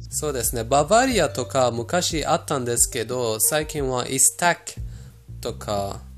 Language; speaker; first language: Japanese; non-native, fluent; Persian